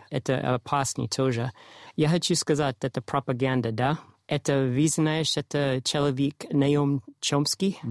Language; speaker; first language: Russian; non-native, learner; English